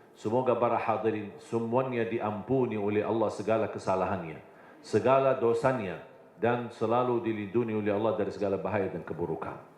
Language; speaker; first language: Indonesian; non-native, fluent; Arabic